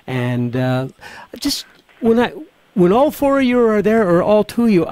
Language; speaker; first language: English; native; English